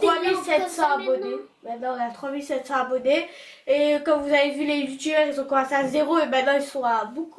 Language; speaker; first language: French; native; French